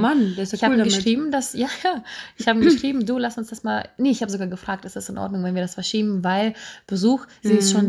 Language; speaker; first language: German; native; German